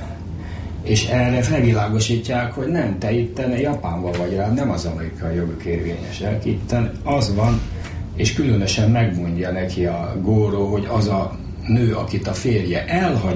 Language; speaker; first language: Hungarian; native; Hungarian